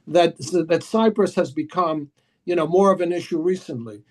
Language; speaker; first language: English; early bilingual, other home language; Greek